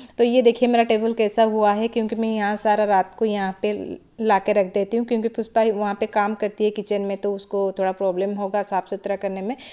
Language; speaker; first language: Hindi; non-native, local second language; Odia